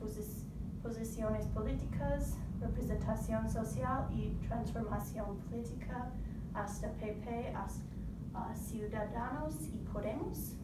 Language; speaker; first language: Spanish; non-native, learner; English